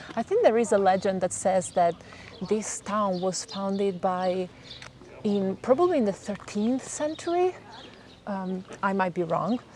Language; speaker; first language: English; non-native, fluent; Italian